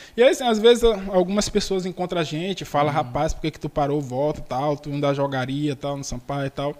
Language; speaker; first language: Portuguese; native; Portuguese